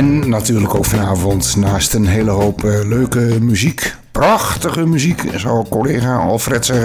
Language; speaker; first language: Dutch; native; Dutch